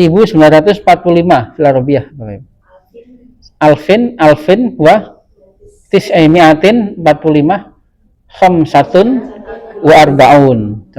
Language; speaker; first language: Arabic; non-native, fluent; Indonesian